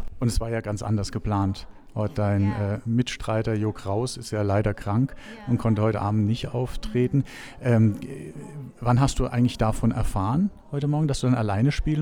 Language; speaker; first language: German; native; German